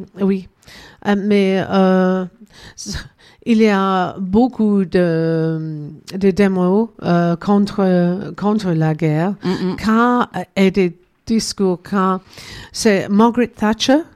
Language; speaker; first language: French; non-native, learner; English